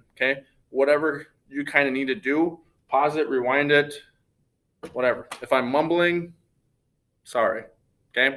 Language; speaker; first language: English; native; English